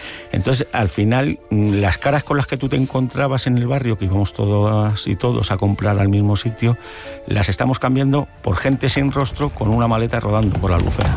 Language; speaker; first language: Spanish; native; Spanish